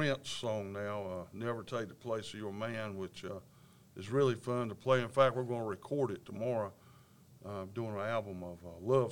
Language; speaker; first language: English; native; English